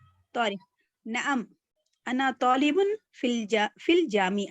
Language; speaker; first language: Arabic; non-native, learner; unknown